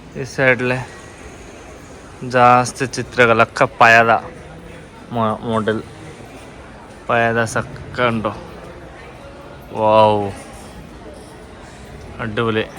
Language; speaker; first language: Malayalam; non-native, learner; Bangla